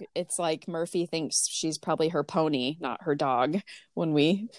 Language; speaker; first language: English; native; English